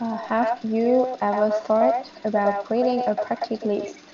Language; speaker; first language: English; non-native, learner; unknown